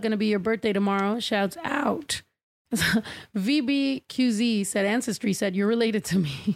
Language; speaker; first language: English; early bilingual, other home language; Spanish